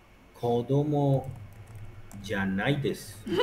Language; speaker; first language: Japanese; non-native, learner; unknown